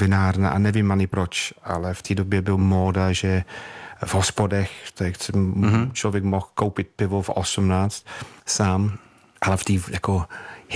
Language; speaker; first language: Czech; non-native, fluent; English